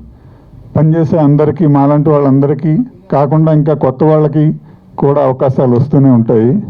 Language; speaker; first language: Telugu; native; Telugu